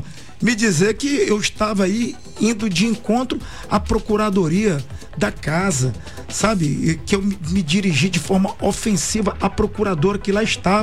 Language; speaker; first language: Portuguese; native; Portuguese